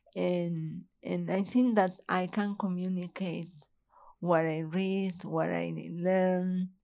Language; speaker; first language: English; non-native, fluent; Spanish